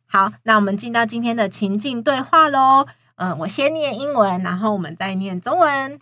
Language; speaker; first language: Chinese; native; Chinese